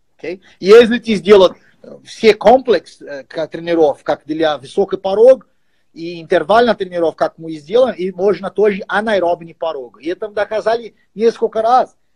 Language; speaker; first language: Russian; non-native, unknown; Portuguese